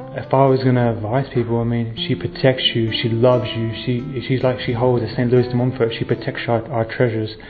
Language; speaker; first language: English; native; English